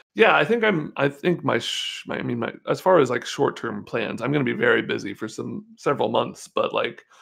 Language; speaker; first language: English; native; English